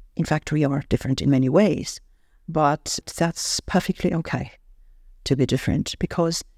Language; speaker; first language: English; non-native, fluent; Armenian